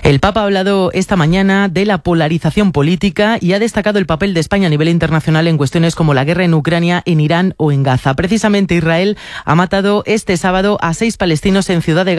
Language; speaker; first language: Spanish; native; Spanish